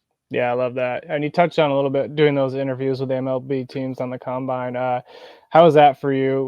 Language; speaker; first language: English; native; English